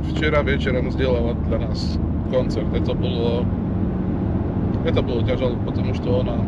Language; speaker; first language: Russian; non-native, learner; Slovak